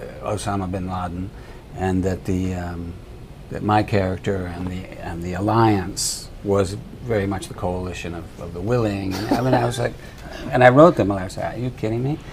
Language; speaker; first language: English; native; English